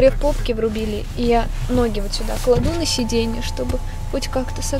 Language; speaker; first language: Russian; native; Russian